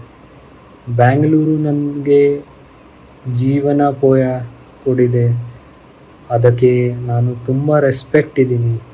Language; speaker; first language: Kannada; non-native, local second language; Hindi